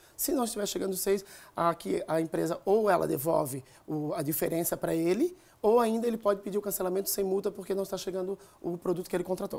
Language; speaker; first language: Portuguese; native; Portuguese